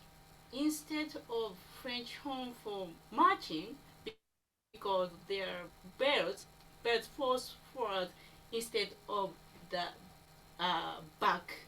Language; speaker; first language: English; non-native, learner; Japanese